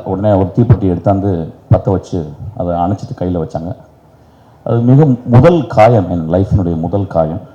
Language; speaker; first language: Tamil; native; Tamil